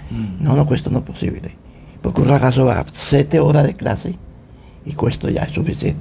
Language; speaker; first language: Italian; non-native, fluent; Spanish